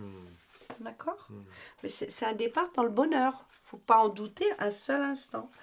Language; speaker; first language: French; native; French